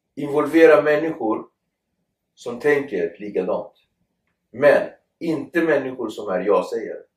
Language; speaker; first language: Swedish; early bilingual, other home language; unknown